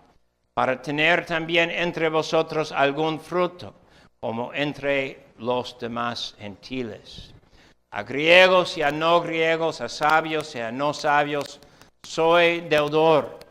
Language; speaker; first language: Spanish; non-native, fluent; English